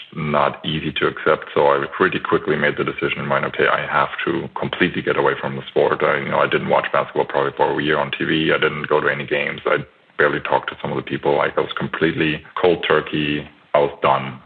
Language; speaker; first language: English; non-native, fluent; German